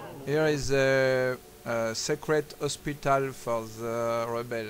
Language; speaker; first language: English; non-native, learner; French